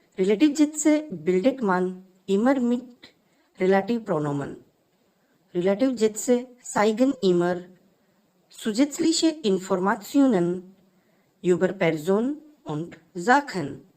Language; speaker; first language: German; non-native, fluent; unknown